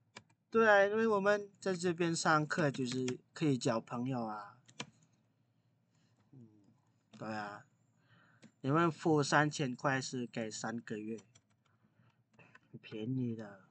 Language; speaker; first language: Chinese; non-native, fluent; Indonesian